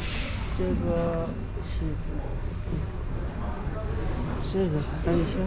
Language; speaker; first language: Chinese; non-native, learner; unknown